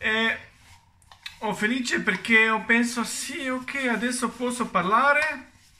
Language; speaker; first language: Italian; non-native, learner; Russian